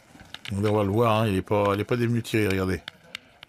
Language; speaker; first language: French; native; French